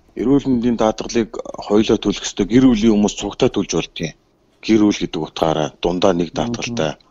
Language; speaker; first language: Mongolian; native; Mongolian